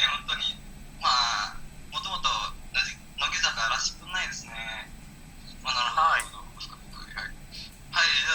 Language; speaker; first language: Japanese; non-native, learner; Indonesian